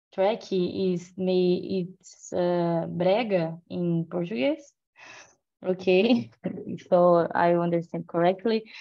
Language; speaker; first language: English; non-native, learner; Portuguese